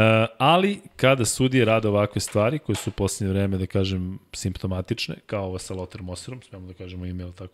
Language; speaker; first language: Serbian; native; Serbian